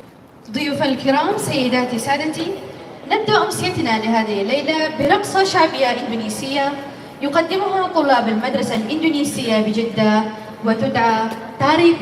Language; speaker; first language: Arabic; native; Arabic